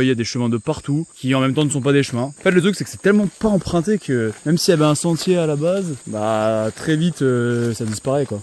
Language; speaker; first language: French; native; French